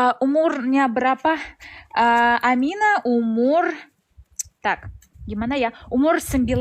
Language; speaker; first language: Indonesian; non-native, learner; Russian